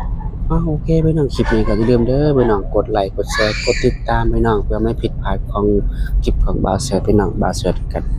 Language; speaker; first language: Thai; non-native, local second language; Lao